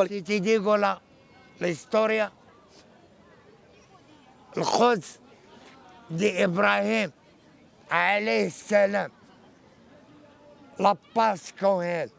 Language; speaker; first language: Spanish; non-native, learner; Arabic